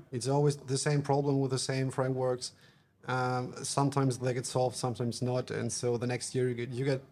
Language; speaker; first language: English; non-native, fluent; German